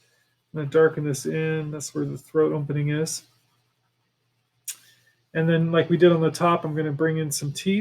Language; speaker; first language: English; native; English